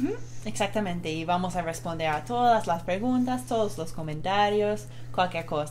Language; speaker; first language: Spanish; non-native, fluent; English